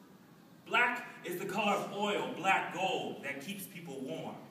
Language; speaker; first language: English; native; English